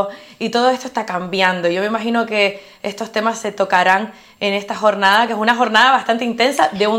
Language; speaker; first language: Spanish; native; Spanish